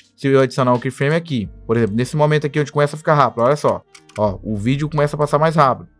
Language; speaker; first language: Portuguese; native; Portuguese